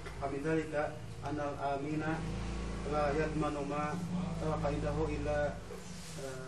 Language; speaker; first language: Arabic; non-native, fluent; Indonesian